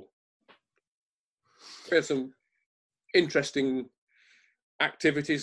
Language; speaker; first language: English; native; English